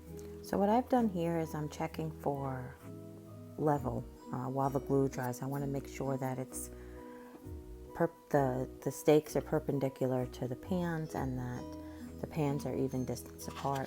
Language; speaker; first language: English; native; English